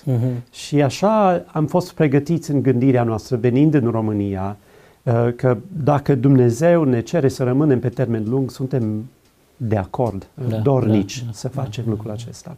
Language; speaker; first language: Romanian; non-native, fluent; English